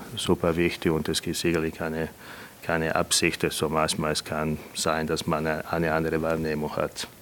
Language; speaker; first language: German; non-native, fluent; Italian